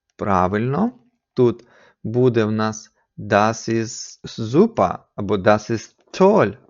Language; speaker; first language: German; non-native, fluent; Ukrainian